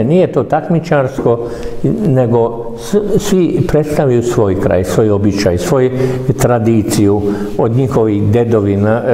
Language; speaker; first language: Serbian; non-native, local second language; Hungarian